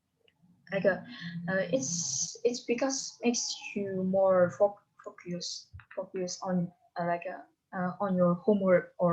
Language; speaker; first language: English; non-native, learner; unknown